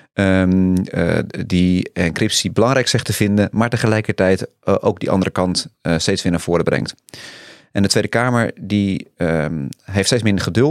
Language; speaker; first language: Dutch; native; Dutch